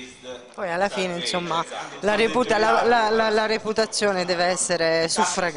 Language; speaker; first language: Italian; native; Italian